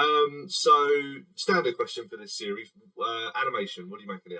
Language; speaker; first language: English; native; English